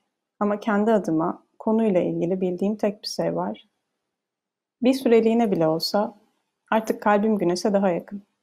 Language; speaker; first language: Turkish; native; Turkish